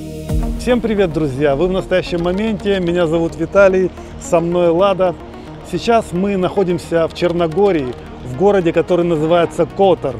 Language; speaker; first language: Russian; native; Russian